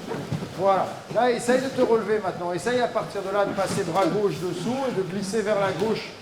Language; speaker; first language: French; native; French